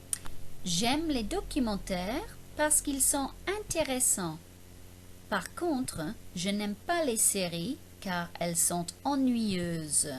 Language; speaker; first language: French; non-native, fluent; English